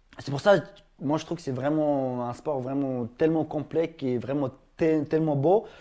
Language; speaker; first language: French; non-native, fluent; Ingush